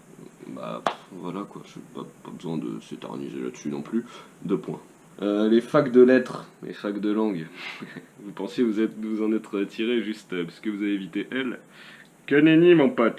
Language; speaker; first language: French; native; French